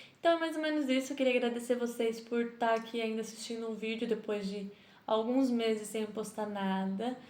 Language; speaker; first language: Portuguese; native; Portuguese